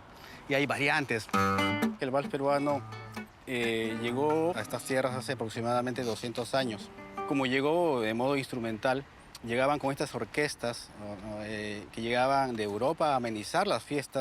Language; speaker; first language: Spanish; native; Spanish